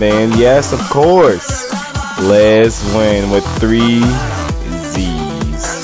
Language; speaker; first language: English; native; English